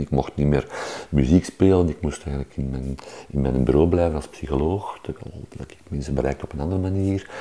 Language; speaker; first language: Dutch; native; Dutch